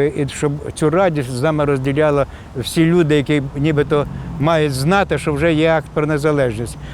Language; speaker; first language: Ukrainian; native; Ukrainian